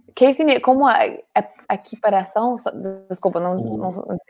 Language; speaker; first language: Portuguese; non-native, fluent; English